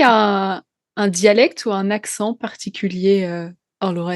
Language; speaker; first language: French; native; French